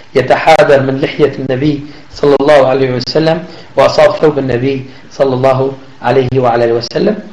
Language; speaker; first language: Arabic; native; Arabic